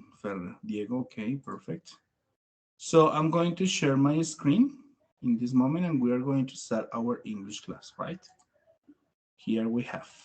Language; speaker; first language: English; non-native, fluent; Spanish